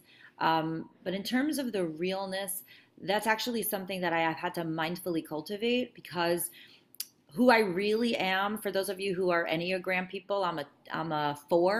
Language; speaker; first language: English; native; English